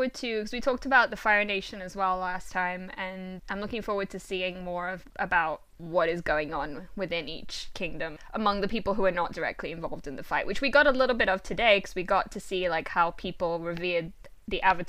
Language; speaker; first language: English; native; English